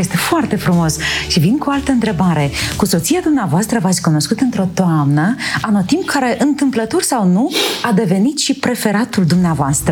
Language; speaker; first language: Romanian; native; Romanian